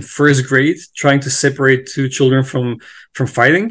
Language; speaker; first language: English; non-native, fluent; Macedonian